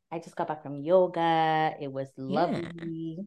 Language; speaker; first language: English; native; English